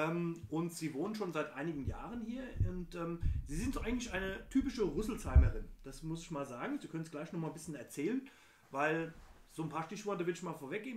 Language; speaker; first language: German; native; German